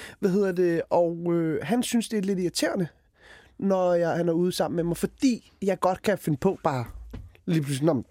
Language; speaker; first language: Danish; early bilingual, other home language; Arabic